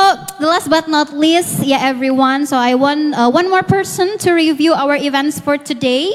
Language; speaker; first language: English; non-native, fluent; Indonesian